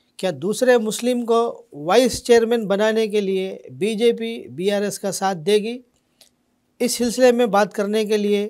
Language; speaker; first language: Hindi; non-native, local second language; Urdu